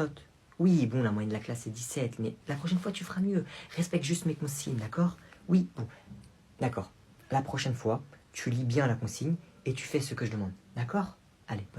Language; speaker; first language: French; native; French